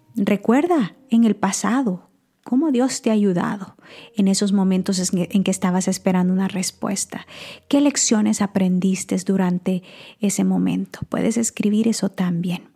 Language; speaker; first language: Spanish; native; Spanish